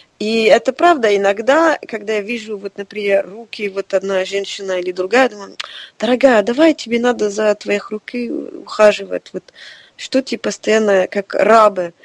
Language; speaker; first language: Russian; non-native, fluent; French